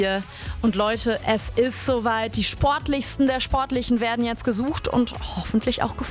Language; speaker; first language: German; native; German